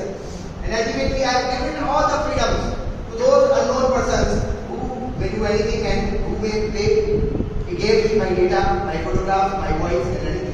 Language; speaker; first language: English; non-native, local second language; Hindi